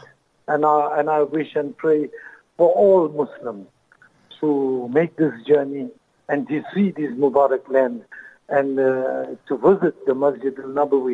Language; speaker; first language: English; native; English